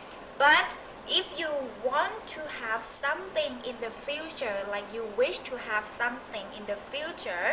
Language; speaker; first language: English; non-native, fluent; Thai